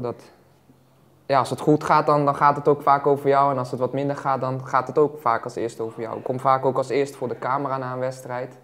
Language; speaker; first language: Dutch; native; Dutch